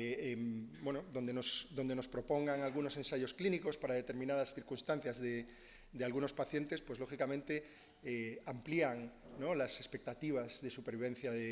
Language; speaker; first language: Spanish; native; Spanish